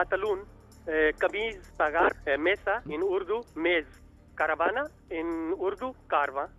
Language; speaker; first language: Catalan; non-native, learner; Urdu